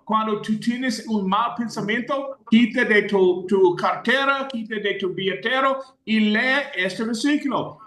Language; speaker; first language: Spanish; non-native, fluent; English